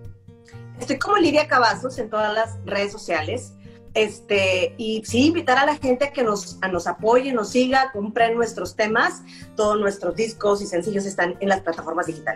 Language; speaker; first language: Spanish; native; Spanish